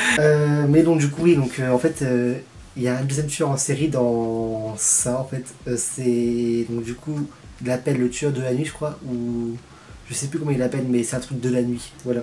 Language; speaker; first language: French; native; French